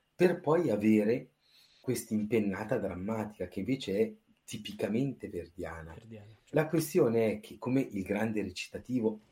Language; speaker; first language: Italian; native; Italian